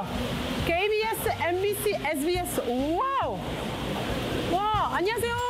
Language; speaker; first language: Korean; non-native, learner; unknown